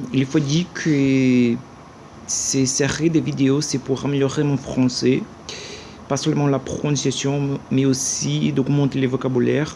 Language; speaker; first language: French; non-native, learner; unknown